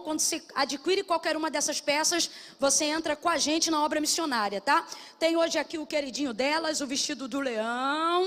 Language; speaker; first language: Portuguese; native; Portuguese